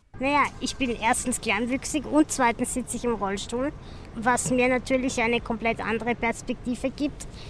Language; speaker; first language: German; native; German